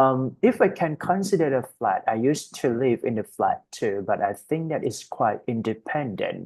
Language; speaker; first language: English; non-native, fluent; Thai